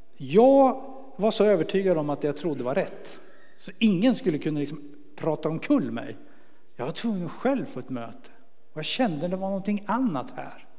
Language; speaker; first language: Swedish; native; Swedish